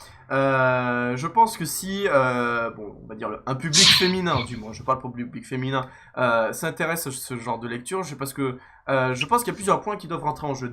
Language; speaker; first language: French; native; French